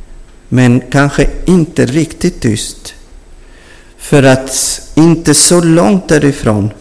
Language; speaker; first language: Swedish; non-native, fluent; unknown